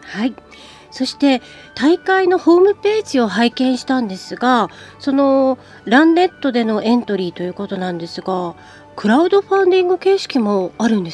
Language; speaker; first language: Japanese; native; Japanese